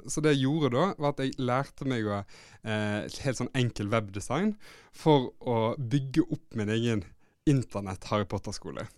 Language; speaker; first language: Norwegian; native; Norwegian